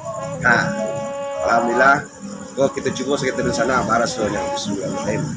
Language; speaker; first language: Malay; non-native, local second language; Minangkabau